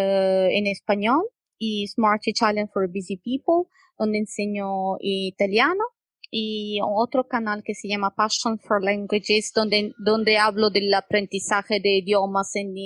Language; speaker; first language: Spanish; non-native, fluent; Italian